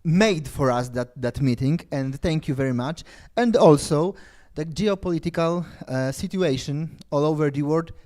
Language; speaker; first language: English; non-native, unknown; Polish